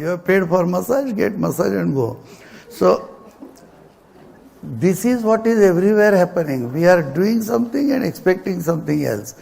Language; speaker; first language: English; non-native, local second language; Marathi